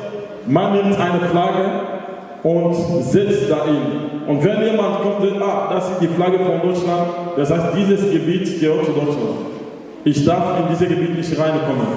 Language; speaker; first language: German; non-native, learner; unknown